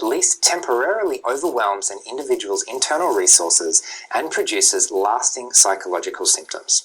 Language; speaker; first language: English; native; English